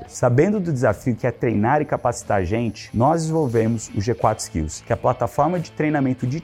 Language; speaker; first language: Portuguese; native; Portuguese